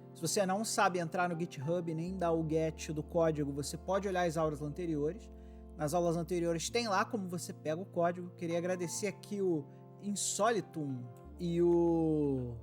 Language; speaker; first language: Portuguese; native; Portuguese